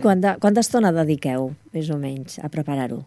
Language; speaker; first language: Catalan; native; Catalan